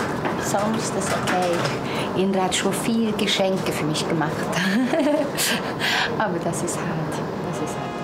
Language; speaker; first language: German; non-native, fluent; Swedish